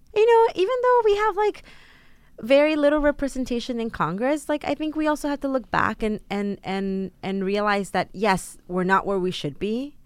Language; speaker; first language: English; early bilingual, other home language; Spanish